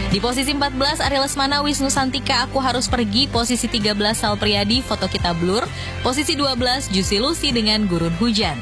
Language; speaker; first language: Indonesian; native; Indonesian